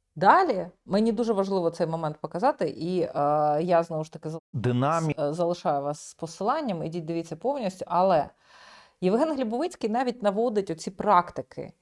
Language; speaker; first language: Ukrainian; native; Ukrainian